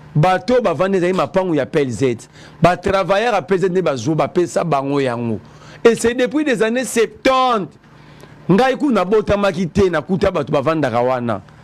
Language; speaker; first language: Lingala; native; Lingala